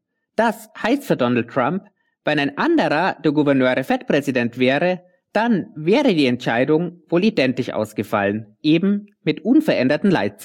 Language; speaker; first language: German; native; German